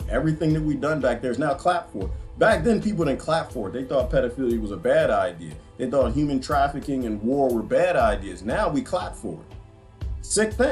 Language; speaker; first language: English; native; English